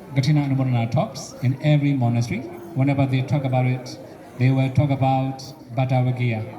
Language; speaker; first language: English; non-native, fluent; Burmese